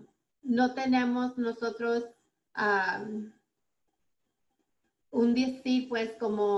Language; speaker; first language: Spanish; early bilingual, heritage; Spanish